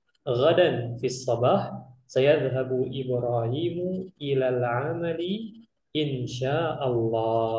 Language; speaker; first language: Arabic; non-native, fluent; Indonesian